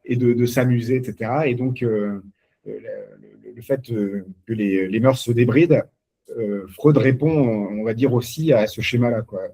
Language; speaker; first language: French; native; French